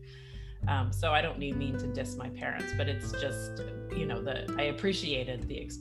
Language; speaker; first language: English; native; English